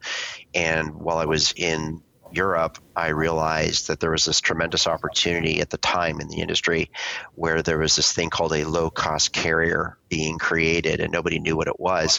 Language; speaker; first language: English; native; English